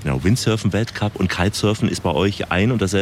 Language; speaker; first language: German; native; German